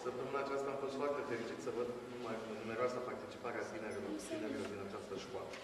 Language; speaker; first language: Romanian; native; Romanian